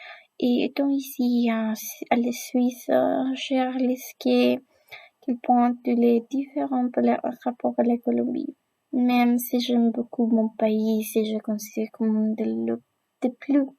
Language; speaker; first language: French; non-native, learner; Spanish